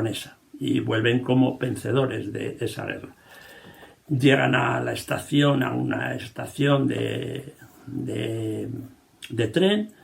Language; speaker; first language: Spanish; native; Spanish